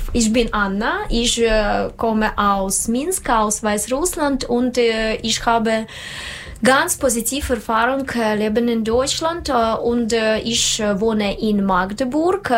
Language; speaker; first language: German; non-native, learner; Russian